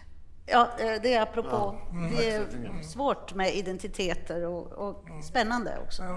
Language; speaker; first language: Swedish; non-native, fluent; Polish